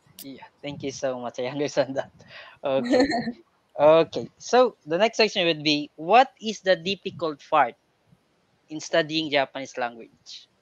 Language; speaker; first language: English; non-native, local second language; Filipino